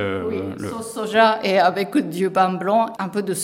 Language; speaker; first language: French; non-native, learner; Japanese